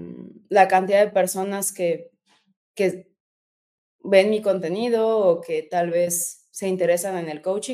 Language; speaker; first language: Spanish; native; Spanish